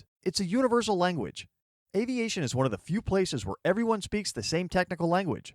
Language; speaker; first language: English; native; English